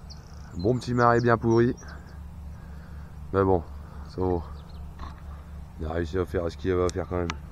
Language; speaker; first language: French; native; French